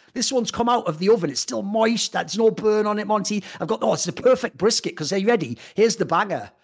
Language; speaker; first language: English; native; English